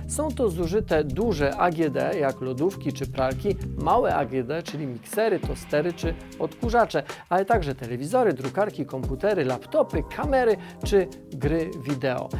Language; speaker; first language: Polish; native; Polish